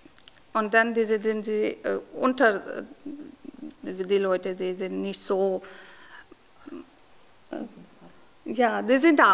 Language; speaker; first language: German; non-native, learner; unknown